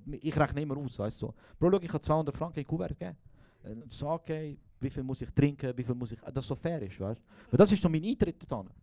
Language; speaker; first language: German; early bilingual, other home language; Croatian